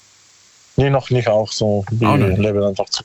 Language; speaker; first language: German; non-native, learner; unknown